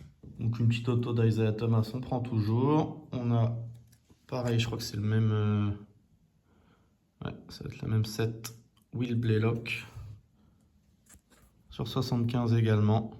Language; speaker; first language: French; native; French